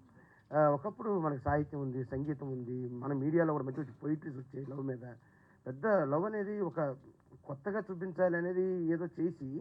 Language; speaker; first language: Telugu; native; Telugu